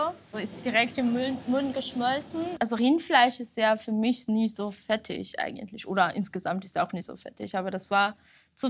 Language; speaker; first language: German; non-native, fluent; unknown